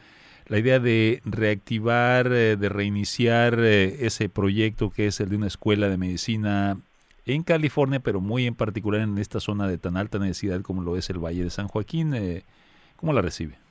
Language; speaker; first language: Spanish; native; Spanish